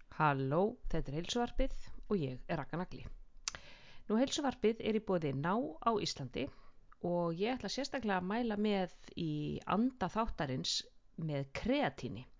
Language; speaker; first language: Icelandic; native; Icelandic